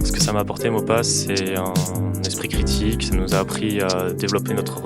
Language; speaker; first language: French; native; French